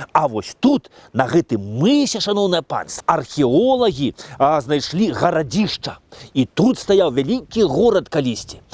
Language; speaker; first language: Belarusian; native; Belarusian